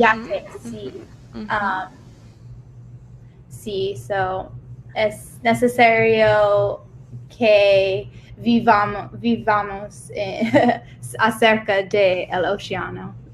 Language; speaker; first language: Spanish; non-native, learner; English